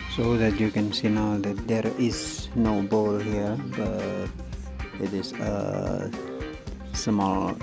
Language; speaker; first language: English; non-native, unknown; Indonesian